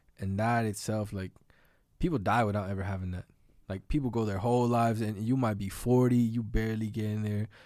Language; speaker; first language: English; native; English